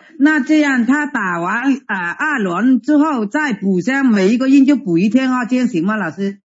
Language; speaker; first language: Chinese; non-native, local second language; Cantonese